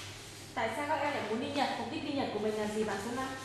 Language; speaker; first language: Vietnamese; native; Vietnamese